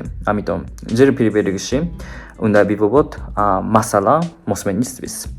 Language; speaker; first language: Georgian; non-native, fluent; Japanese